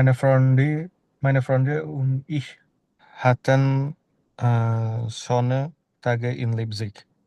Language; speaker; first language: German; non-native, learner; Indonesian